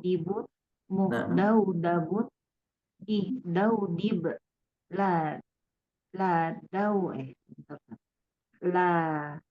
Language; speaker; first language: Arabic; non-native, learner; Indonesian